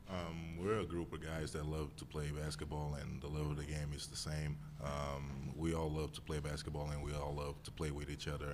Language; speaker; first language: English; non-native, fluent; Portuguese